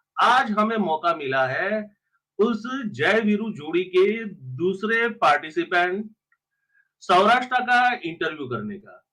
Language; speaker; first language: Hindi; non-native, local second language; Gujarati